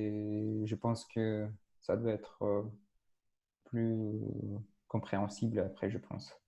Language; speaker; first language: French; non-native, fluent; Russian